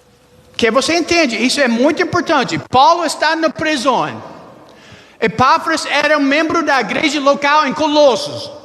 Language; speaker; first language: Portuguese; non-native, learner; English